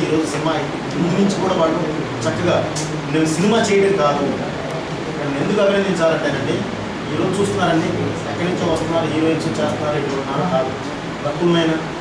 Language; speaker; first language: Telugu; native; Telugu